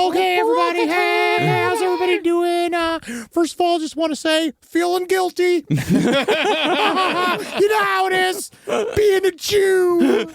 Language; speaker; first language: English; native; English